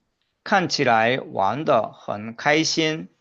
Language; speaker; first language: Chinese; non-native, fluent; Korean